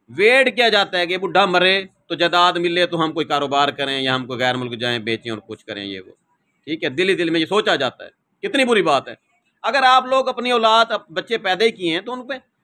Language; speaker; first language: Urdu; non-native, local second language; Saraiki